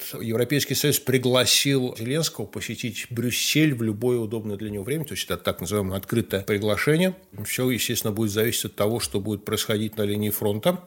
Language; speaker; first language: Russian; native; Russian